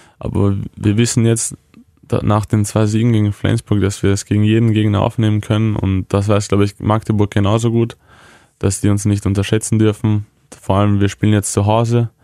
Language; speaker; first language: German; early bilingual, other home language; Croatian